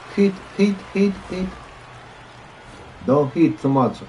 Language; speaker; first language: English; non-native, learner; Polish